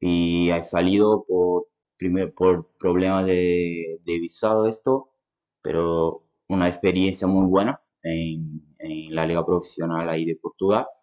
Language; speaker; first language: Spanish; non-native, fluent; Portuguese